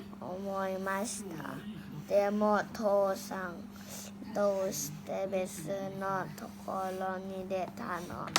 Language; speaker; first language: Japanese; non-native, learner; Thai